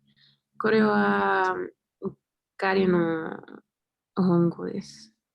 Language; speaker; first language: Japanese; non-native, learner; Spanish